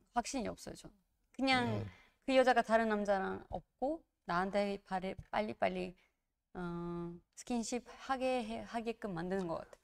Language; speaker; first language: Korean; non-native, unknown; Georgian